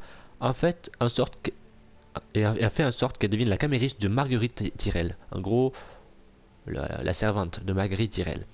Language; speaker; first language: French; native; French